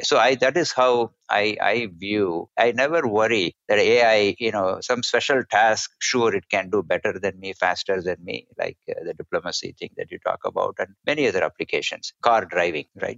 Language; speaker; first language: English; non-native, local second language; Tamil